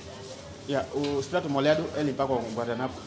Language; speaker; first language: Portuguese; non-native, fluent; Vietnamese